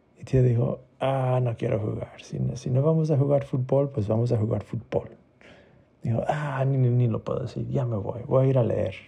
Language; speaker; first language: Spanish; early bilingual, heritage; Spanish